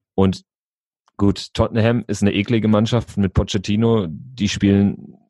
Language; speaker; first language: German; native; German